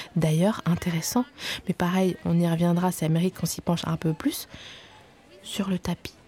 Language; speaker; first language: French; native; French